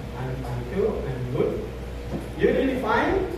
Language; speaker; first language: English; non-native, fluent; Indonesian